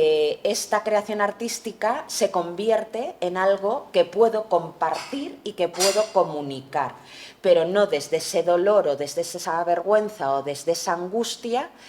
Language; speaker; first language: Spanish; native; Spanish